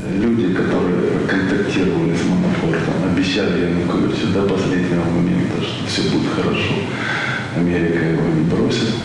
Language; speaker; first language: Russian; native; Russian